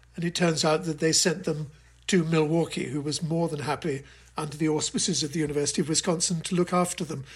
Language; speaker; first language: English; native; English